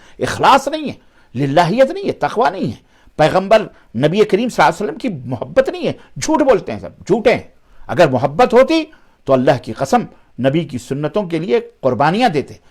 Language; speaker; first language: Urdu; native; Urdu